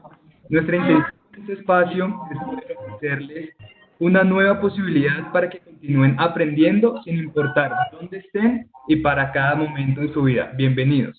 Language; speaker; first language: Spanish; native; Spanish